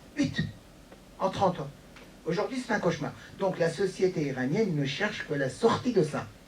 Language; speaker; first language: French; non-native, fluent; Persian